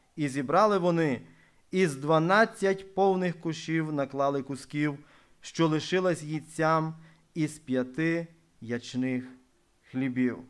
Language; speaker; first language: Ukrainian; non-native, local second language; Russian